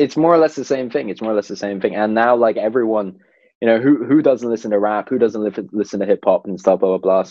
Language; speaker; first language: English; non-native, local second language; Cantonese